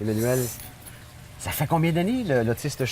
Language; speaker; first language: French; native; French